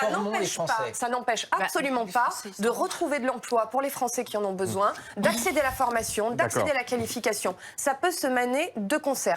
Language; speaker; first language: French; native; French